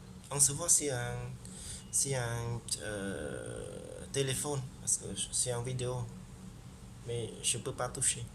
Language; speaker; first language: French; non-native, learner; Khmer